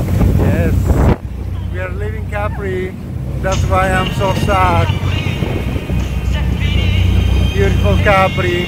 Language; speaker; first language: English; non-native, fluent; Spanish